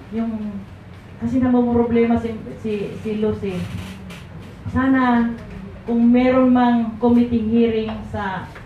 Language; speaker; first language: Filipino; non-native, local second language; Pangasinan